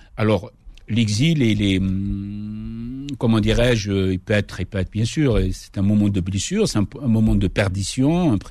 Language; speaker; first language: French; non-native, local second language; Kabyle